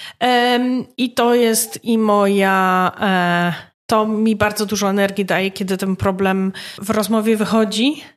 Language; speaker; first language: Polish; native; Polish